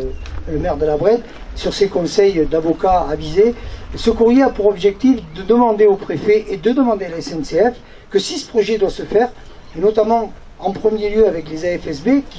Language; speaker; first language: French; native; French